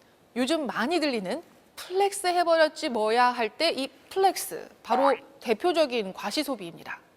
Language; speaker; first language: Korean; native; Korean